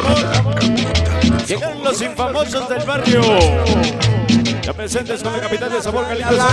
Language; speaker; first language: Spanish; native; Spanish